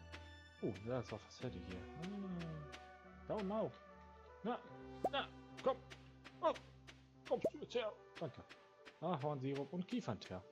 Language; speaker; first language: German; native; German